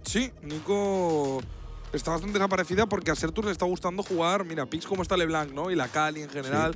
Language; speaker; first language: Spanish; native; Spanish